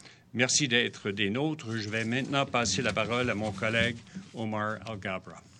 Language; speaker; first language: French; native; French